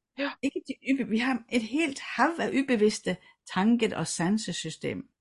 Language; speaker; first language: Danish; native; Danish